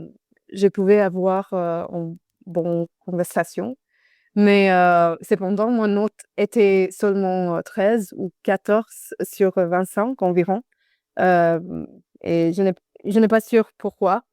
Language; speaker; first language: French; non-native, fluent; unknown